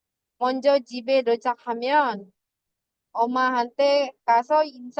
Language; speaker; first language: Korean; non-native, fluent; Indonesian